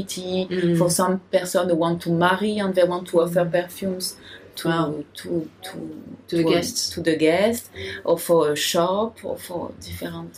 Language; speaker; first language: English; non-native, learner; French